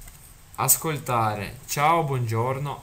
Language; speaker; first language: Italian; non-native, fluent; Russian